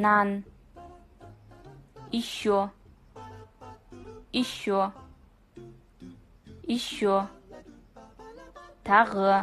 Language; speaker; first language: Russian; non-native, fluent; Kazakh